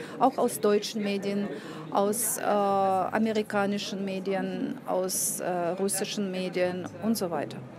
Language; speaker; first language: German; non-native, fluent; Russian